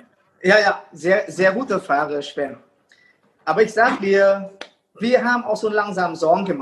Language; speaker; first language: German; non-native, fluent; Vietnamese